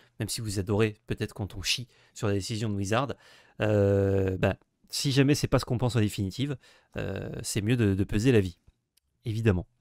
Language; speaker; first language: French; native; French